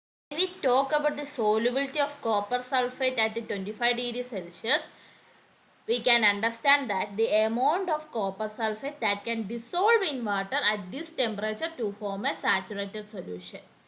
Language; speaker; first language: English; non-native, local second language; Malayalam